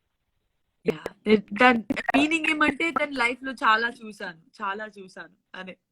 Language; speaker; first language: Telugu; non-native, local second language; Gujarati